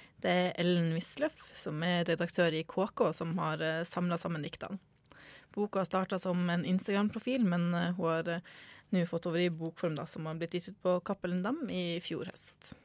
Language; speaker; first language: Norwegian; native; Norwegian